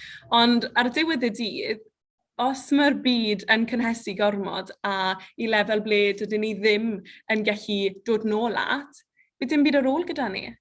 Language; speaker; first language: Welsh; native; Welsh